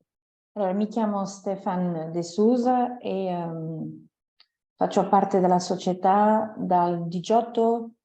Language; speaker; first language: Italian; non-native, fluent; French